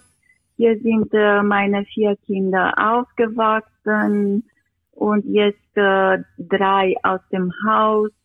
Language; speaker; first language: German; non-native, fluent; Romanian